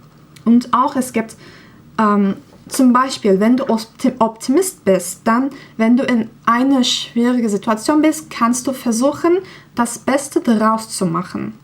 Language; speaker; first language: German; non-native, learner; Turkish